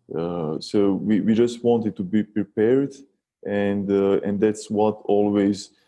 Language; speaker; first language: English; non-native, fluent; Serbian